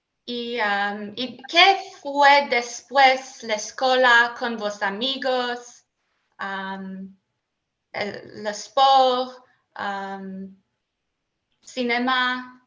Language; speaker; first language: Spanish; non-native, learner; English